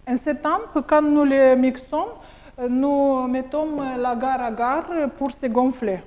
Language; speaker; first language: French; non-native, learner; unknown